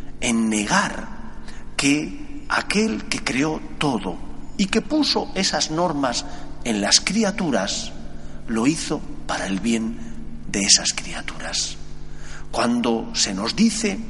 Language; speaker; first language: Spanish; native; Spanish